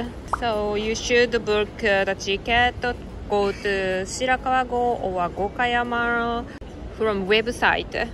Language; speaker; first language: English; non-native, learner; Japanese